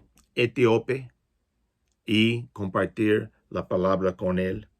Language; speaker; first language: Spanish; non-native, fluent; English